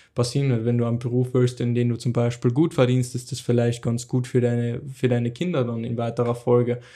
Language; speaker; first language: German; native; German